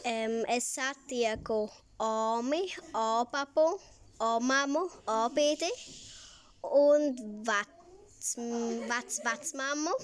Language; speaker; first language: Latvian; early bilingual, heritage; Latvian